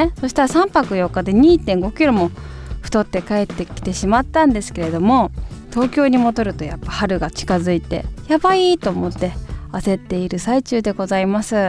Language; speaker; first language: Japanese; native; Japanese